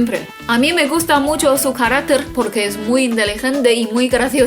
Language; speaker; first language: Spanish; non-native, fluent; Chinese